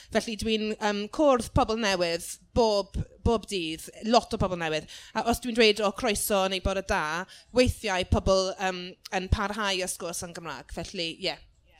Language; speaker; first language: Welsh; non-native, local second language; English